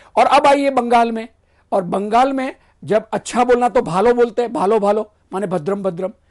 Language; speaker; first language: Hindi; non-native, local second language; Gujarati